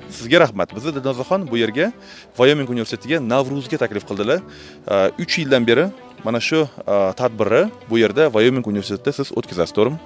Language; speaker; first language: Uzbek; native; Uzbek